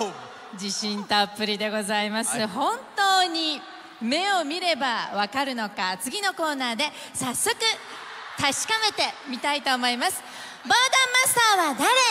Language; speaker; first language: Japanese; native; Japanese